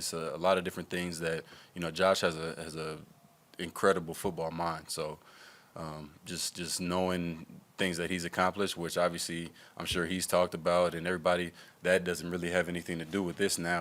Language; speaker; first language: English; native; English